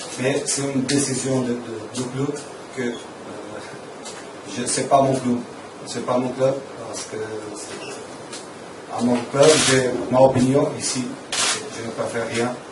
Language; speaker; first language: French; non-native, learner; Portuguese